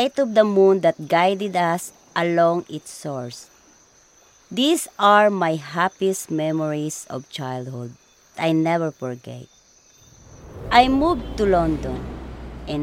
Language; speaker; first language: English; non-native, local second language; Cebuano